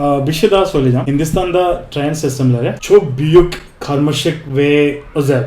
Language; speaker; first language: Turkish; non-native, fluent; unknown